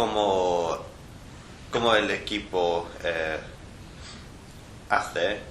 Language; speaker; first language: Spanish; non-native, learner; English